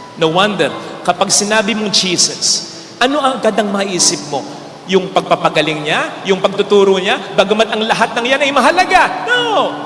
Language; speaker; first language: Filipino; native; Filipino